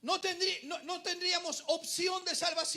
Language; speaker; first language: Spanish; native; Spanish